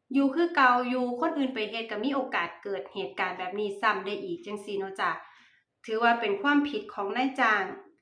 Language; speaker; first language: Thai; native; Thai